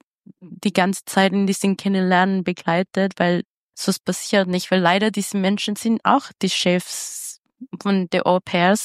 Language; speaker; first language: German; non-native, fluent; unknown